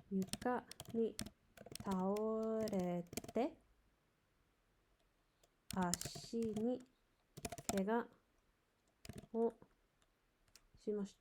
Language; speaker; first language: Japanese; non-native, learner; English